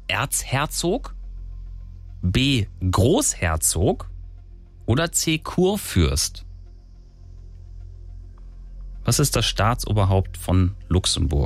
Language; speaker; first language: German; native; German